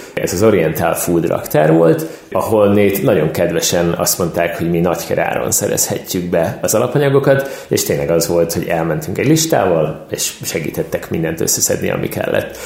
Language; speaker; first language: Hungarian; native; Hungarian